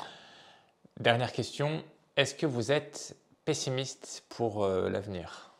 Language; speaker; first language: French; native; French